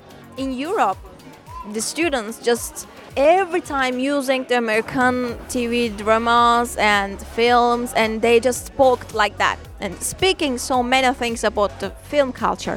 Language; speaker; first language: English; non-native, learner; Turkish